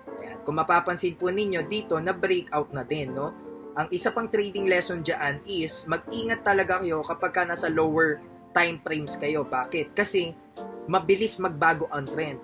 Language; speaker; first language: Filipino; native; Filipino